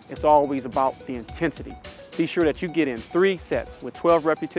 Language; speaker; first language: English; native; English